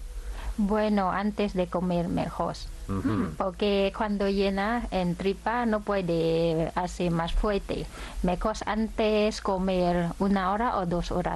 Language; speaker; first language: Spanish; non-native, learner; Thai